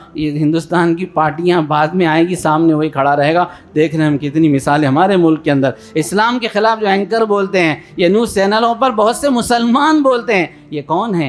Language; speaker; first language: Urdu; native; Urdu